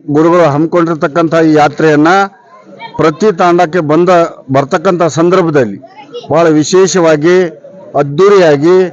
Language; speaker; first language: Kannada; native; Kannada